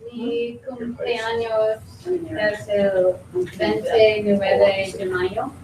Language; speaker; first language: Spanish; non-native, learner; English